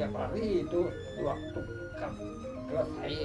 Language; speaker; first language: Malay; non-native, local second language; Balinese